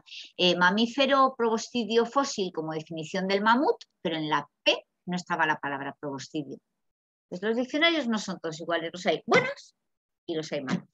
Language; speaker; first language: Spanish; native; Spanish